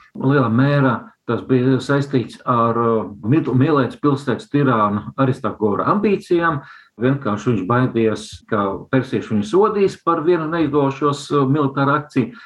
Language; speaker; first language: Latvian; non-native, local second language; Russian